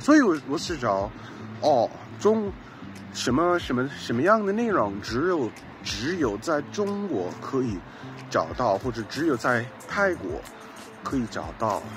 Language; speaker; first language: Chinese; non-native, fluent; English